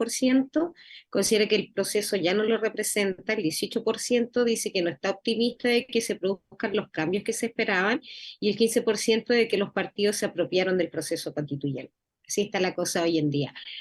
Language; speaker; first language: Spanish; native; Spanish